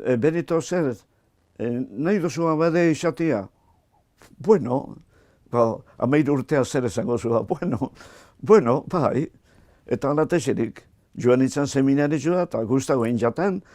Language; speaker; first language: Basque; native; Basque